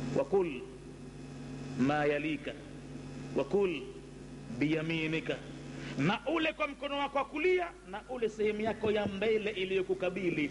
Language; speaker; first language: Swahili; native; Swahili